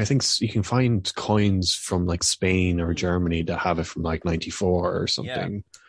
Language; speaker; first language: English; native; English